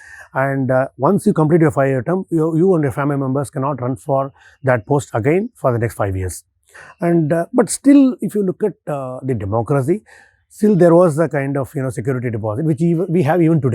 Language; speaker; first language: English; non-native, local second language; Tamil